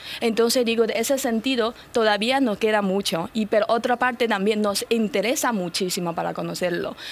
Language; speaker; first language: Spanish; non-native, fluent; Chinese